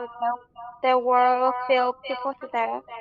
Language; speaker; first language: English; non-native, learner; Vietnamese